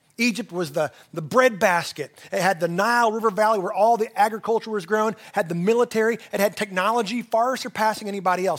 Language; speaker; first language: English; native; English